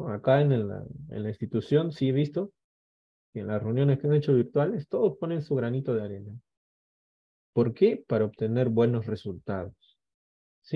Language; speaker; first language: Spanish; native; Spanish